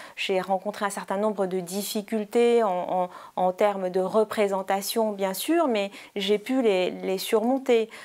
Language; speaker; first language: French; non-native, local second language; Arabic